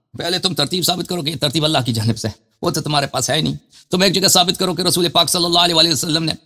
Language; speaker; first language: Urdu; non-native, fluent; Persian